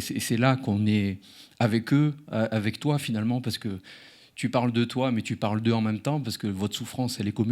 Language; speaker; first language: French; native; French